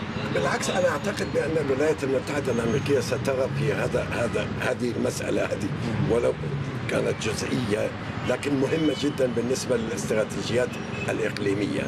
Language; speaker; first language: Arabic; non-native, fluent; Persian